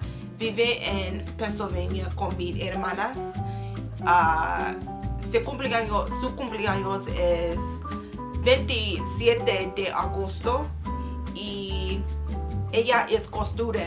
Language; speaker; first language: Spanish; non-native, learner; English